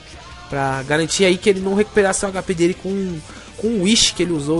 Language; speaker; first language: Portuguese; native; Portuguese